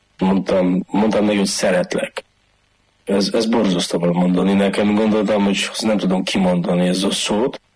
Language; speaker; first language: Hungarian; non-native, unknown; Polish